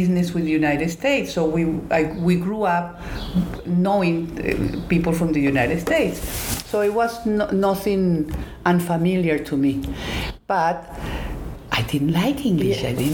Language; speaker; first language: English; non-native, fluent; Spanish